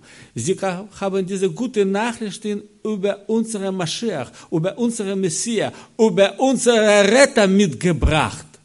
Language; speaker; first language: German; non-native, learner; Russian